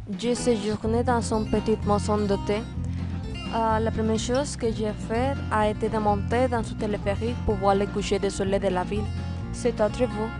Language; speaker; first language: French; non-native, learner; Spanish